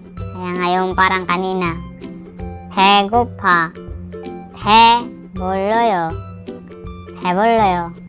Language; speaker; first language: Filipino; non-native, local second language; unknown